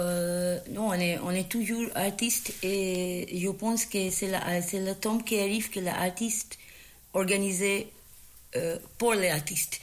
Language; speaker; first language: French; non-native, learner; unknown